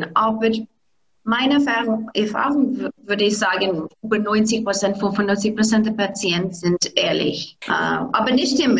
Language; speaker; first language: German; non-native, fluent; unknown